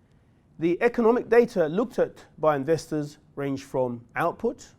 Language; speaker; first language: English; native; English